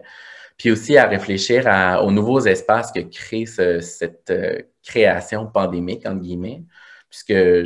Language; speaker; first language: French; native; French